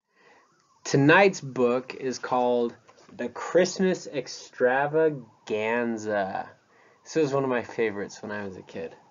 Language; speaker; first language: English; native; English